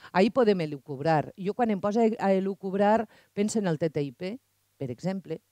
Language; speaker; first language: Catalan; native; Catalan